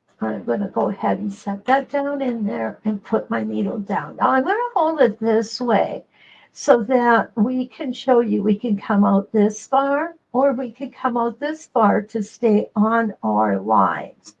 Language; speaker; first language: English; native; English